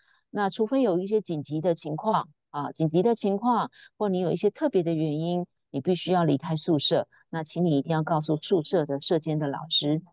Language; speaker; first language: Chinese; native; Chinese